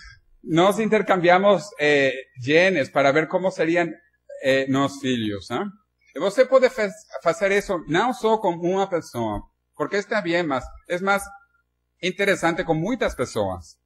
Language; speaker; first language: Spanish; non-native, learner; Portuguese